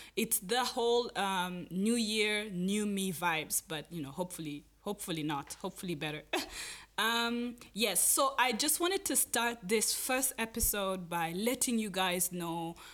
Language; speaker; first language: English; non-native, local second language; Kinyarwanda